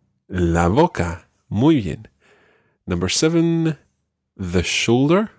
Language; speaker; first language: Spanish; non-native, fluent; English